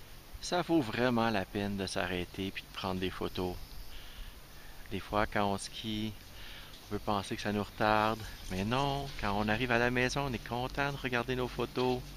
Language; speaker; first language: French; native; French